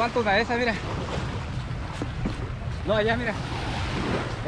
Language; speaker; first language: Spanish; native; Spanish